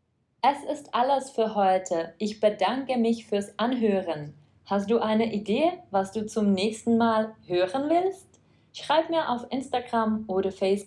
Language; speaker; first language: German; non-native, fluent; Czech